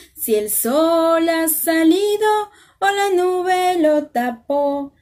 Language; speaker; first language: Spanish; native; Spanish